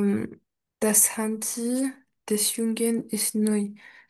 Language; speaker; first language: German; non-native, learner; French